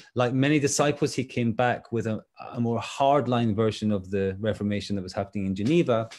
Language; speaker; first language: English; native; English